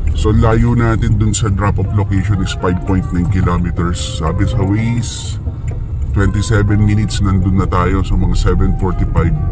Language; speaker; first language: Filipino; native; Filipino